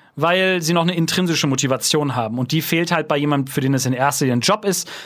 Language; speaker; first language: German; native; German